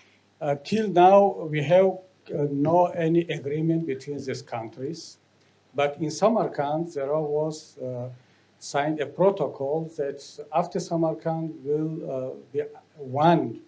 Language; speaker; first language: English; non-native, learner; Tajik